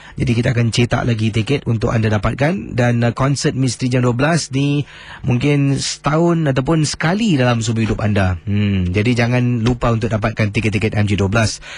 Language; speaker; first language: Malay; native; Malay